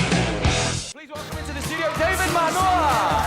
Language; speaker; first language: English; native; English